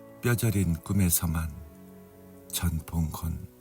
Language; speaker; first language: Korean; native; Korean